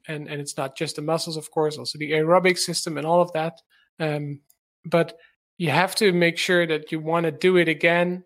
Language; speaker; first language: English; non-native, fluent; Dutch